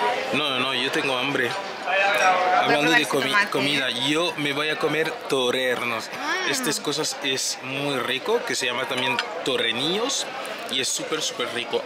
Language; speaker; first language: Spanish; non-native, fluent; French